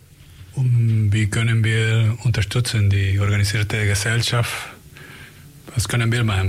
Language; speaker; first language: German; non-native, fluent; Spanish